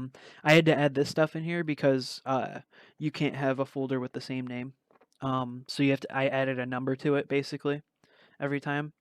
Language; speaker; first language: English; native; English